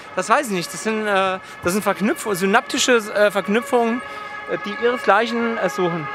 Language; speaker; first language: German; native; German